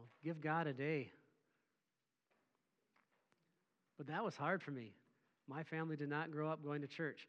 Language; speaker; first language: English; native; English